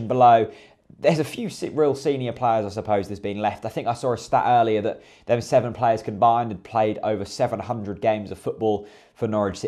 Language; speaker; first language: English; native; English